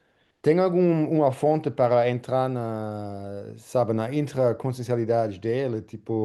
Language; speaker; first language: Portuguese; non-native, fluent; English